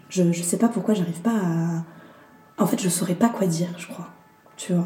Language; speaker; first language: French; early bilingual, other home language; Arabic